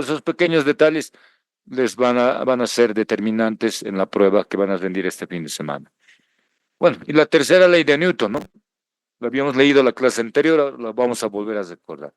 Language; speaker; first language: Spanish; native; Spanish